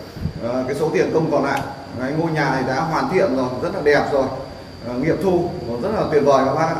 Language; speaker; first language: Vietnamese; native; Vietnamese